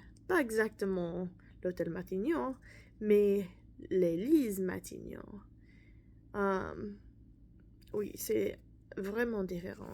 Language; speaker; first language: French; non-native, learner; English